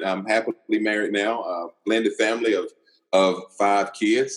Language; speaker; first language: English; native; English